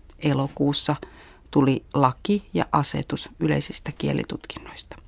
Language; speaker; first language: Finnish; native; Finnish